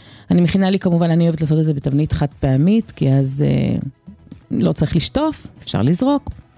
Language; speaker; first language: Hebrew; native; Hebrew